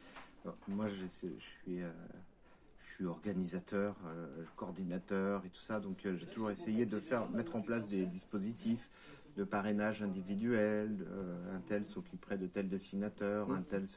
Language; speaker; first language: French; native; French